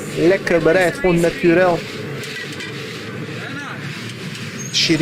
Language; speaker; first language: Dutch; early bilingual, other home language; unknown